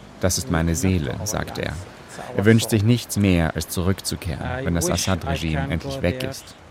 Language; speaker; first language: German; native; German